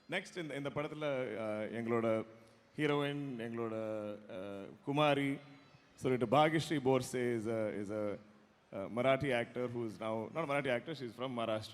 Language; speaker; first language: Tamil; non-native, local second language; Malayalam